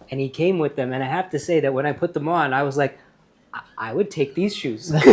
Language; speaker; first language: English; early bilingual, heritage; English